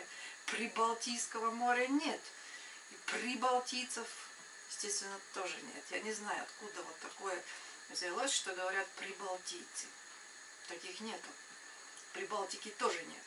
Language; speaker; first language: Russian; non-native, local second language; Latvian